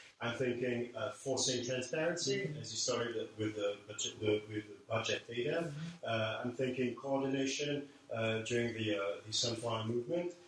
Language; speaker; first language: English; non-native, fluent; French